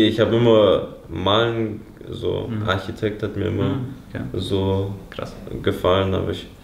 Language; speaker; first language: German; early bilingual, heritage; English